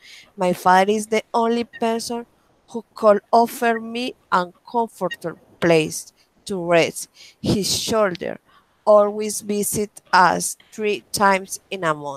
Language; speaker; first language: English; non-native, learner; Spanish